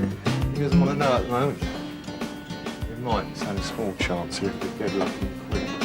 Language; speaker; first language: English; native; English